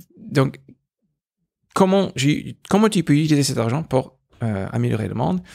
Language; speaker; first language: French; non-native, fluent; English